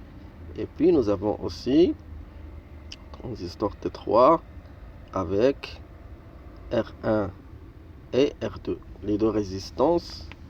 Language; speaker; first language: French; non-native, local second language; Arabic